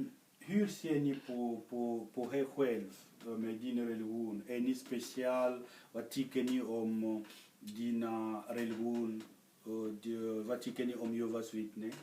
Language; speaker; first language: Swedish; non-native, fluent; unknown